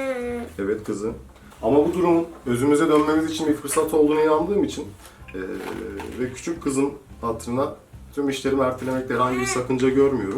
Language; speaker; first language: Turkish; native; Turkish